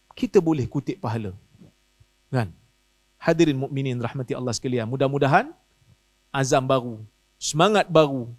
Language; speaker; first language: Malay; native; Malay